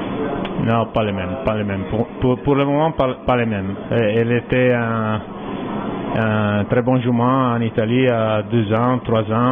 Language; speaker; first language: French; non-native, learner; Italian